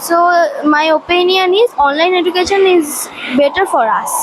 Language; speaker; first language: English; non-native, learner; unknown